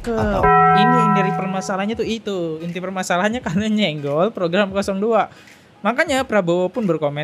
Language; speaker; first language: Indonesian; native; Indonesian